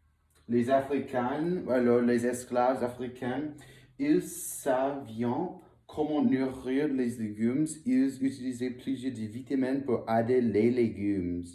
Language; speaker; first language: French; non-native, learner; English